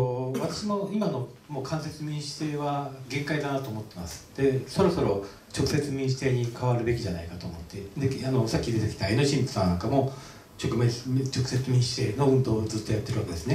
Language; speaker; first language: Japanese; native; Japanese